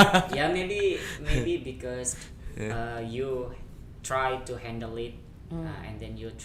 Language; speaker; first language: English; non-native, fluent; Indonesian